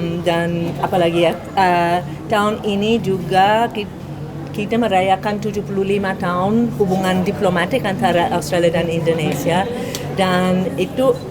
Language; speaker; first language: Indonesian; non-native, fluent; English